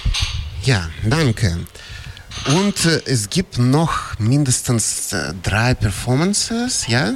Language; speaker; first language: German; non-native, fluent; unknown